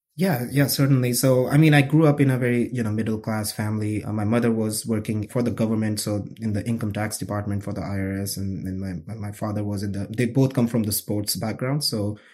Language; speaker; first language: English; non-native, local second language; Hindi